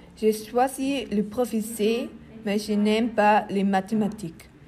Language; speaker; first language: French; non-native, learner; German